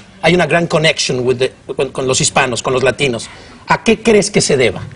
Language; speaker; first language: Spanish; native; Spanish